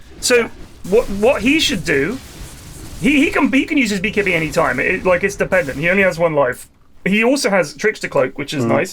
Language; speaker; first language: English; native; English